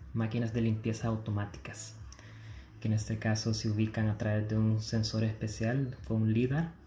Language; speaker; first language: Spanish; native; Spanish